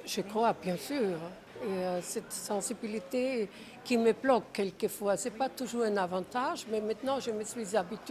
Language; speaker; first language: French; non-native, fluent; Czech